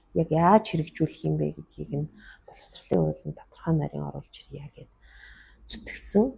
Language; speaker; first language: Mongolian; non-native, local second language; Kazakh